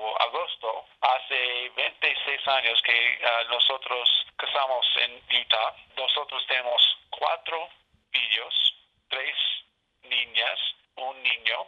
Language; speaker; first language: Spanish; non-native, learner; English